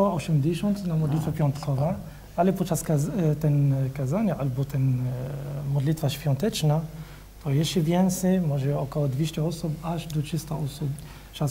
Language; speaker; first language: Polish; non-native, learner; Arabic